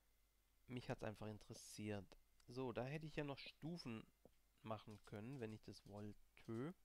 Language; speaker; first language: German; native; German